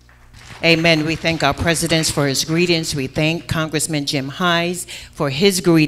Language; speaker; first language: English; native; English